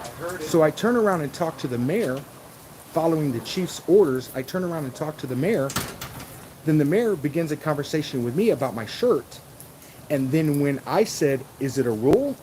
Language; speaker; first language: English; native; English